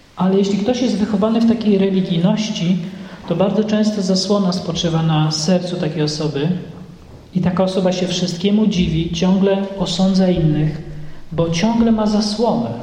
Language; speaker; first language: Polish; native; Polish